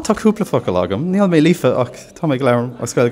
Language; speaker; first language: Irish; non-native, local second language; English